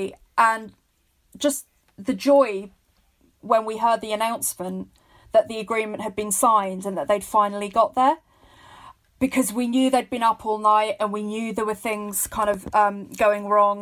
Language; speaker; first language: English; native; English